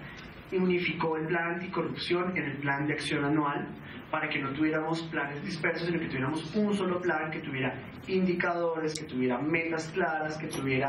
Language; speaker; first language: Spanish; native; Spanish